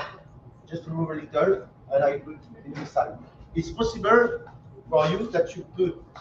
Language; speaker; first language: English; non-native, learner; French